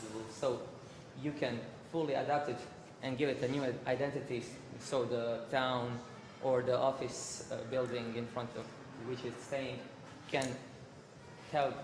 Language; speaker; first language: English; non-native, fluent; Croatian